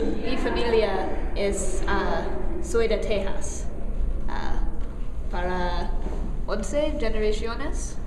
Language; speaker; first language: Spanish; non-native, learner; English